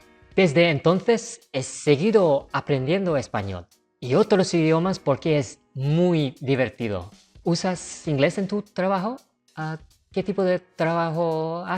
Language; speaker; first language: Spanish; non-native, fluent; English